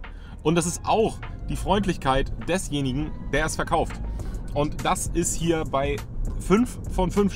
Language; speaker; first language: German; native; German